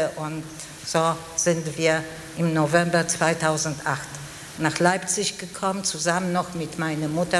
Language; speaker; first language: German; non-native, fluent; Polish